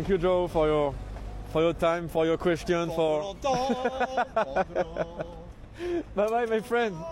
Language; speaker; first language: English; non-native, learner; French